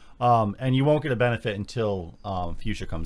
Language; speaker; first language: English; native; English